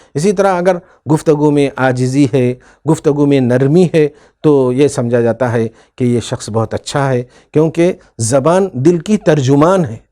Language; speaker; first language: Urdu; native; Urdu